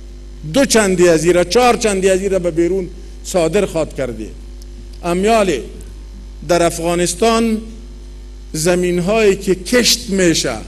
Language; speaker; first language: Persian; non-native, local second language; Pashto